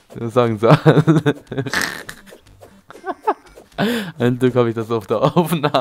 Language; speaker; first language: German; native; German